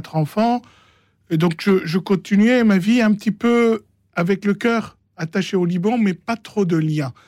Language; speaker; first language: French; non-native, local second language; Arabic